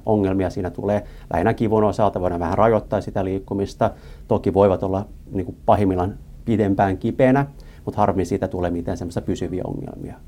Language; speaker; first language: Finnish; native; Finnish